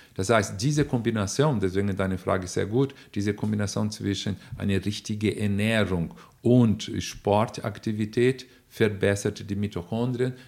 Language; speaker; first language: German; non-native, fluent; Portuguese